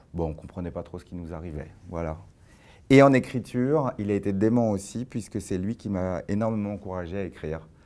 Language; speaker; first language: French; native; French